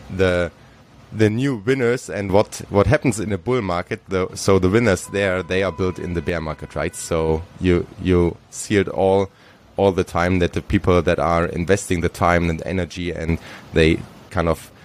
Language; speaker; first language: English; non-native, fluent; German